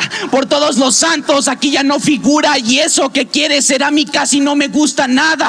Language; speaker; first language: Spanish; native; Spanish